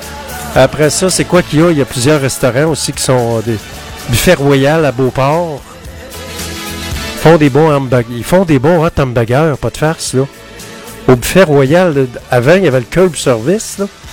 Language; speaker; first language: French; native; French